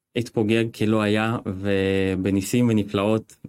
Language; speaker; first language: Hebrew; non-native, fluent; Russian